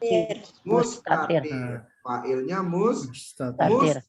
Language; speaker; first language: Arabic; non-native, fluent; Indonesian